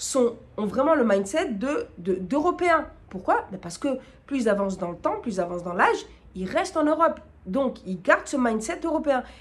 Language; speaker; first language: French; native; French